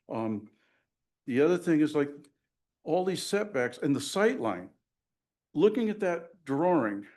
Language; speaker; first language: English; native; English